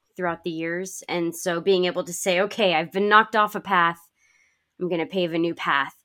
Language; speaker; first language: English; native; English